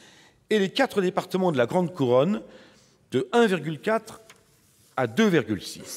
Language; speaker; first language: French; native; French